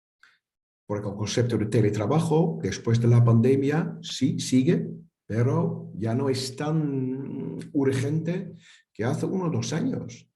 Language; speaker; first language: Spanish; non-native, fluent; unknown